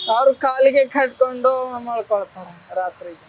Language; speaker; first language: Kannada; non-native, learner; Hindi